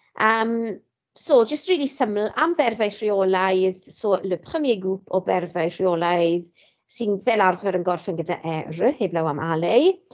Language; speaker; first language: Welsh; non-native, local second language; English